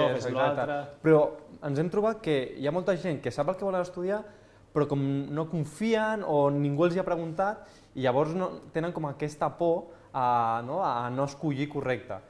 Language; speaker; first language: Catalan; native; Catalan